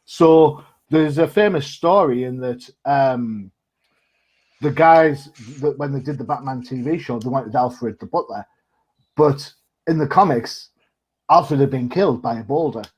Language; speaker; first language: English; native; English